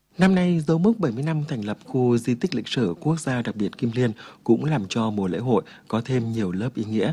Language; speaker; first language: Vietnamese; native; Vietnamese